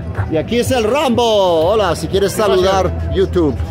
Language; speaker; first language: Spanish; non-native, learner; English